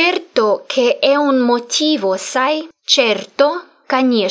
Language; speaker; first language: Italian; non-native, fluent; Russian